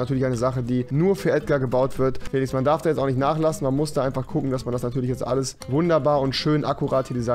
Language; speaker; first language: German; native; German